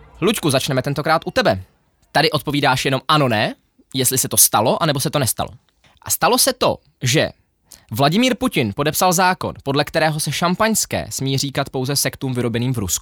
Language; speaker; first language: Czech; native; Czech